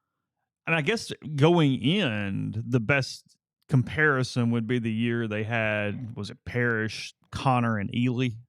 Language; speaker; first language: English; native; English